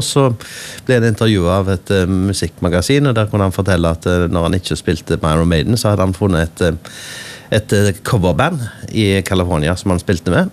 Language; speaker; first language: Norwegian; native; Norwegian